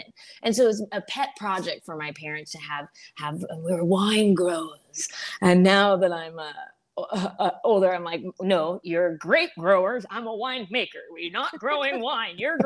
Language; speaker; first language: English; native; English